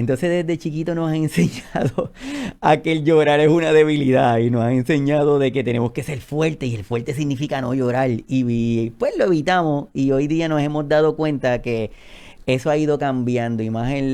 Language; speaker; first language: Spanish; native; Spanish